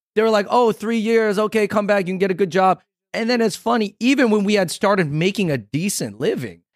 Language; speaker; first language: English; native; English